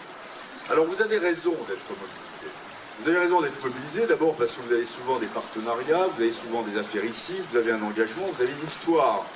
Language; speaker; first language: French; native; French